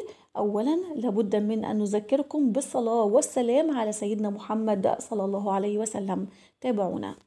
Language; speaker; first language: Arabic; native; Arabic